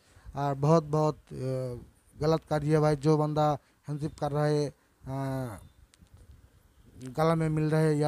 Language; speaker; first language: Hindi; non-native, learner; Bangla